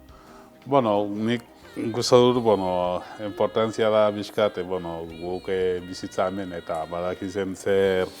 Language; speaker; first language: Basque; non-native, learner; Wolof